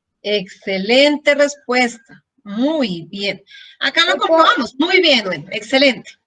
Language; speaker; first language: Spanish; native; Spanish